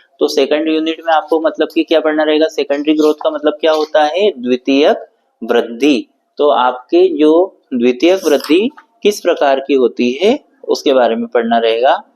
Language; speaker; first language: Hindi; native; Hindi